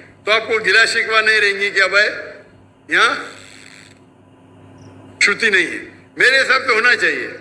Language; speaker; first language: Hindi; non-native, local second language; Konkani